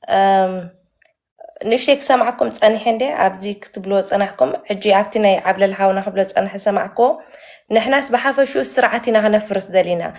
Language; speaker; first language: Tigrinya; native; Tigrinya